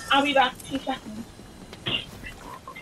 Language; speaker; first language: English; native; English